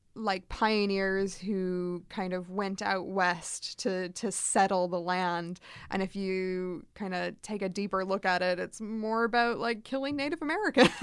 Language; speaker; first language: English; native; English